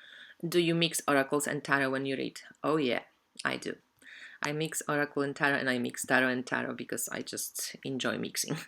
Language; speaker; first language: English; non-native, fluent; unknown